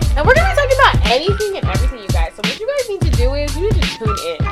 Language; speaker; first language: English; early bilingual, other home language; Yoruba